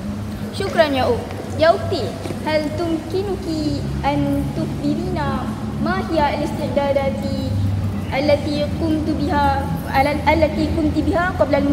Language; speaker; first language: Arabic; non-native, learner; Malay